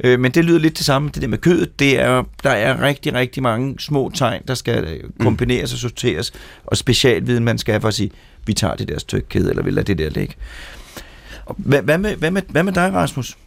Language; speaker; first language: Danish; native; Danish